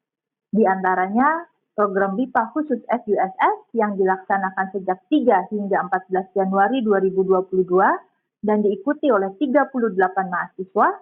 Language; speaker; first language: Indonesian; native; Indonesian